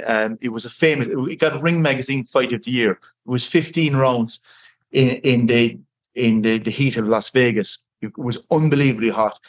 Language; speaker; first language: English; native; English